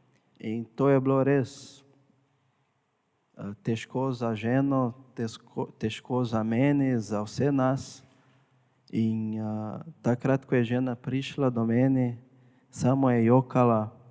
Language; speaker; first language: Slovenian; non-native, fluent; Portuguese